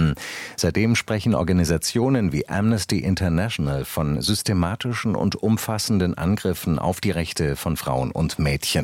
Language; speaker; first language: German; native; German